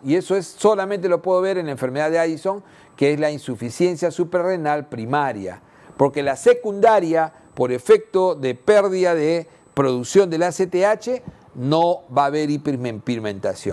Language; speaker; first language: Spanish; native; Spanish